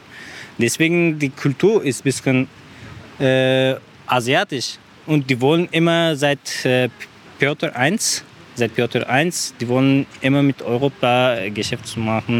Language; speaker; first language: German; non-native, learner; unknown